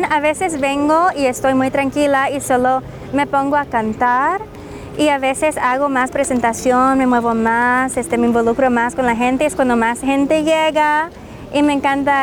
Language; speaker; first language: Spanish; non-native, fluent; English